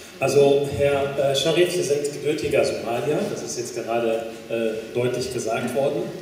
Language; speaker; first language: German; native; German